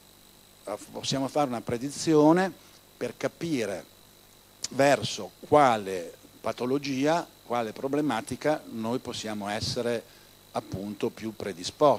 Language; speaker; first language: Italian; native; Italian